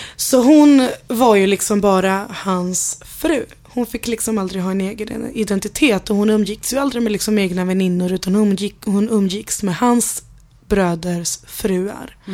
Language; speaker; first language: Swedish; early bilingual, other home language; Spanish